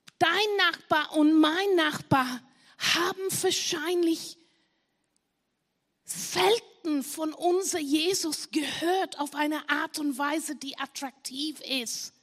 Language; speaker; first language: German; non-native, fluent; English